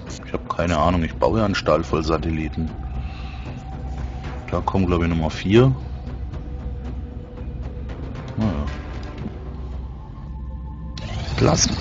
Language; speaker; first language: German; native; German